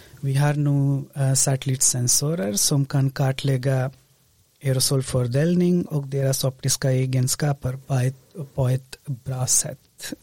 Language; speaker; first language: Swedish; non-native, fluent; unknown